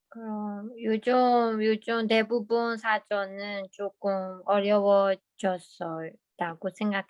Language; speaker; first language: Korean; non-native, learner; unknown